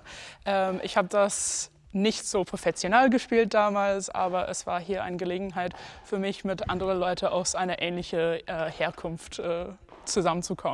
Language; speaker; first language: German; non-native, fluent; English